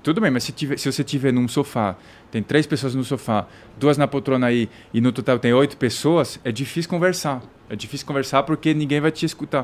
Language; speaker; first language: Portuguese; non-native, fluent; French